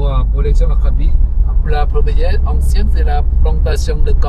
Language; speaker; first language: French; non-native, learner; Thai